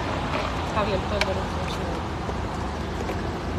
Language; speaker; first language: Spanish; native; Spanish